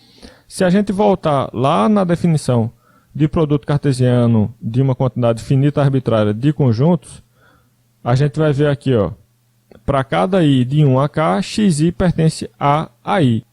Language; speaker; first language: Portuguese; native; Portuguese